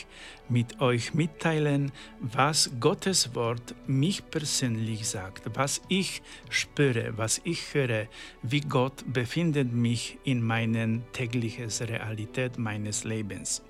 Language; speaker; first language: German; non-native, learner; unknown